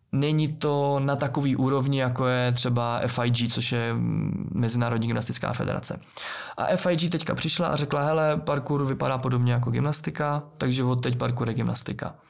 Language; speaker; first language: Czech; native; Czech